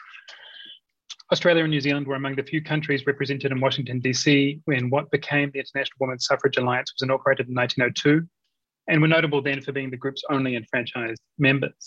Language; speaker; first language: English; native; English